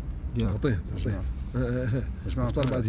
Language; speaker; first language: Arabic; native; Arabic